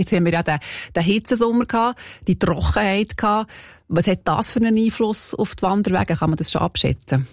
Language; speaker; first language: German; native; German